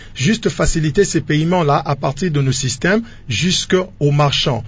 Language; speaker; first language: French; non-native, local second language; Lingala